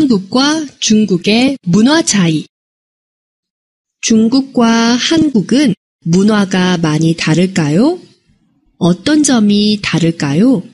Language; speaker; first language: Korean; non-native, fluent; Chinese